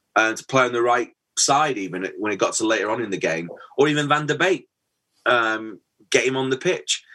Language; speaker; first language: English; native; English